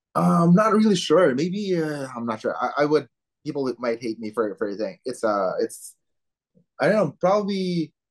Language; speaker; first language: English; non-native, local second language; Filipino